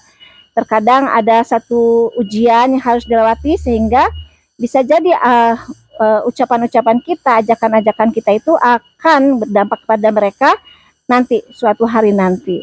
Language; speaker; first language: Indonesian; native; Indonesian